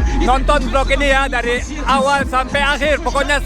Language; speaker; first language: Indonesian; early bilingual, heritage; Indonesian